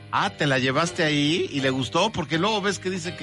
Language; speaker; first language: Spanish; native; Spanish